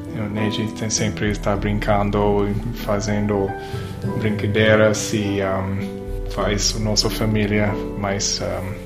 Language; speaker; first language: Portuguese; non-native, learner; English